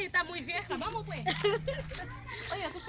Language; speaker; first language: Spanish; non-native, learner; Haitian Creole